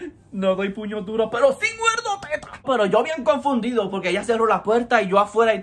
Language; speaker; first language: Spanish; early bilingual, heritage; Spanish